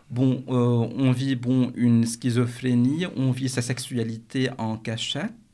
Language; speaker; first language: French; non-native, fluent; Arabic